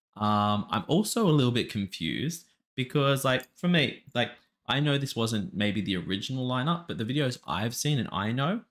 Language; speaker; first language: English; native; English